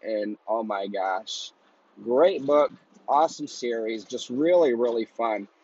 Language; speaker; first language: English; native; English